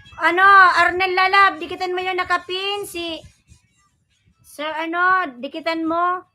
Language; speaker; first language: Filipino; non-native, local second language; Bikol